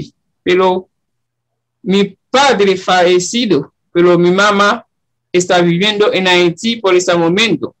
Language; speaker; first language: Spanish; non-native, learner; Haitian Creole